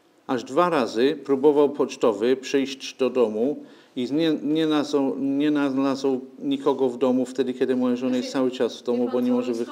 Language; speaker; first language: Polish; non-native, fluent; English